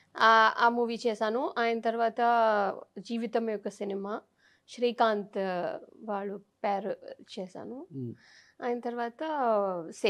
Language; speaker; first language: Telugu; non-native, local second language; Tamil